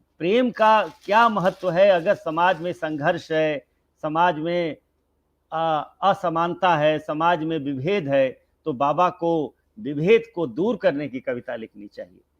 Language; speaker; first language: Hindi; non-native, local second language; Bhojpuri